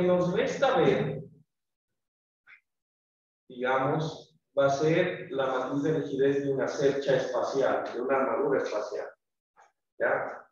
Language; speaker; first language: Spanish; native; Spanish